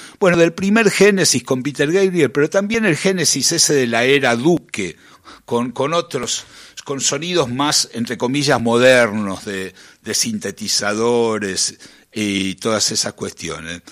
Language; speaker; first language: Spanish; native; Spanish